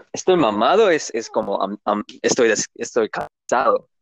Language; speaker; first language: Spanish; non-native, learner; English